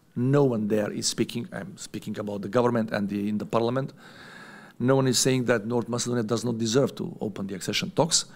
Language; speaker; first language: English; non-native, fluent; Macedonian